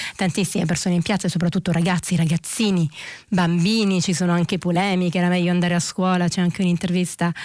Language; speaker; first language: Italian; native; Italian